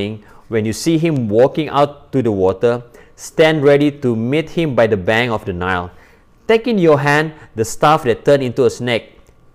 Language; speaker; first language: English; non-native, local second language; Malay